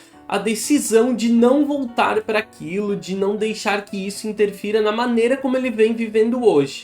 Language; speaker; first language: Portuguese; native; Portuguese